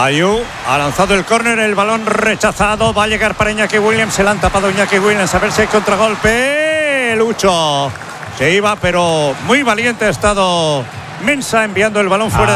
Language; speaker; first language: Spanish; native; Spanish